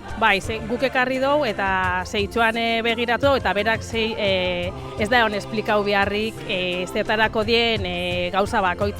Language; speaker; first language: Basque; native; Basque